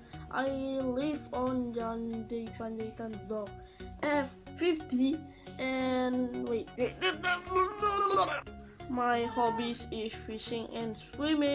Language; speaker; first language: English; non-native, learner; Indonesian